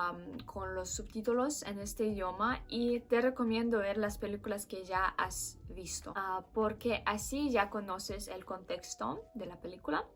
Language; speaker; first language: Spanish; non-native, fluent; Russian